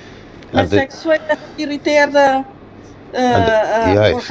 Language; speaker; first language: Dutch; non-native, local second language; Papiamento